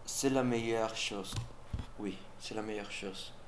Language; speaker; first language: French; non-native, learner; Spanish